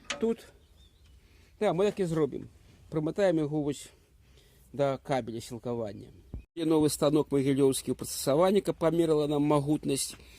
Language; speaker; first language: Belarusian; native; Belarusian